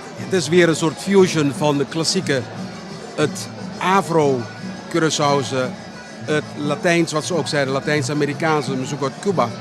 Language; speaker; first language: Dutch; non-native, local second language; Papiamento